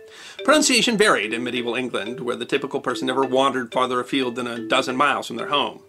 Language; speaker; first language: English; native; English